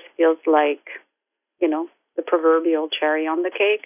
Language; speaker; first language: English; non-native, fluent; Arabic